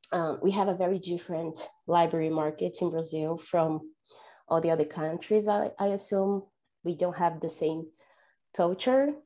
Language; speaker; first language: English; non-native, fluent; Portuguese